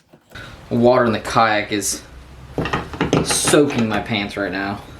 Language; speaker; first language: English; native; English